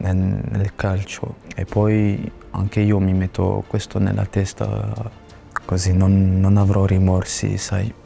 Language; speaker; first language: Italian; non-native, fluent; French